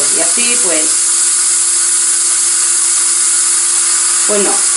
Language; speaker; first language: Spanish; native; Spanish